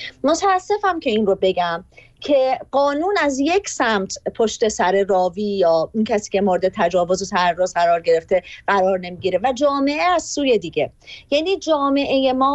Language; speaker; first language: Persian; native; Persian